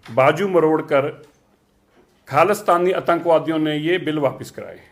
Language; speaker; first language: Hindi; non-native, local second language; Punjabi